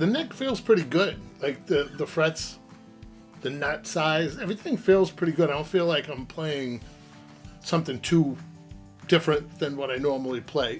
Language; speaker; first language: English; native; English